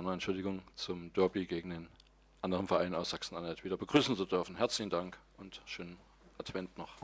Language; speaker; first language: German; native; German